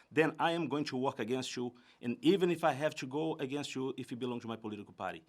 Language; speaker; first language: English; non-native, fluent; Portuguese